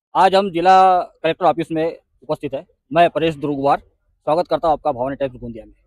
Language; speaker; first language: Hindi; non-native, local second language; Marathi